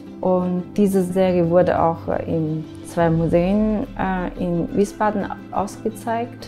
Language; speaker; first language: German; non-native, fluent; Chinese